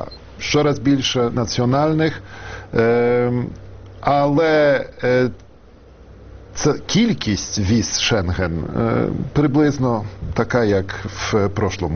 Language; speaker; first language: Ukrainian; non-native, fluent; Polish